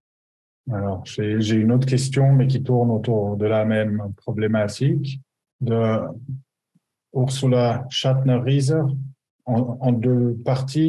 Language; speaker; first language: French; native; French